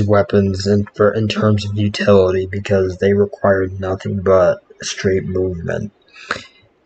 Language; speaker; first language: English; native; English